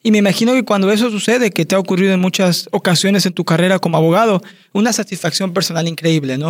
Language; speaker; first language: Spanish; native; Spanish